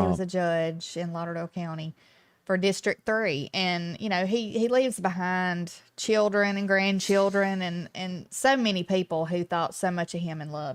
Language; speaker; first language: English; native; English